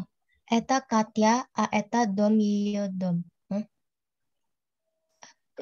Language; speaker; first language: Russian; non-native, learner; Indonesian